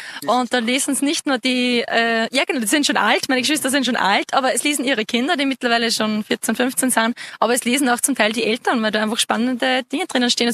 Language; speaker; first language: German; native; German